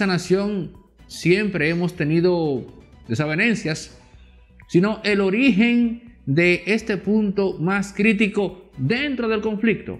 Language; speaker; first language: Spanish; native; Spanish